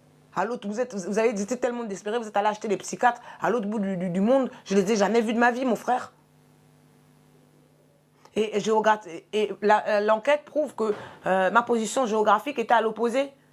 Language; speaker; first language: French; native; French